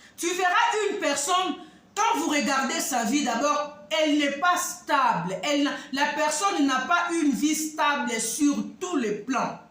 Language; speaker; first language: French; non-native, local second language; Lingala